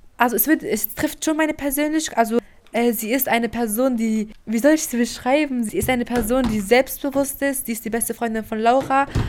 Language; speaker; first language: German; early bilingual, other home language; Persian